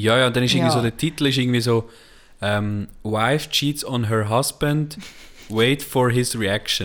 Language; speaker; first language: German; native; German